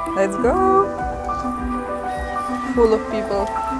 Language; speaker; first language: English; non-native, learner; Ukrainian